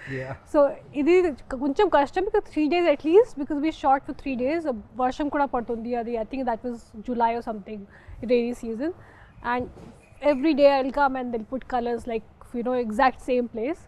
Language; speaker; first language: Telugu; non-native, local second language; Hindi